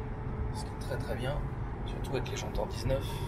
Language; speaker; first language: French; native; French